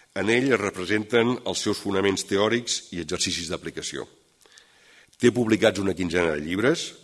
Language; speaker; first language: Catalan; native; Catalan